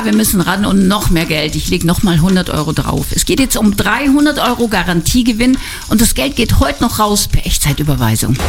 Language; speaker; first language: German; native; German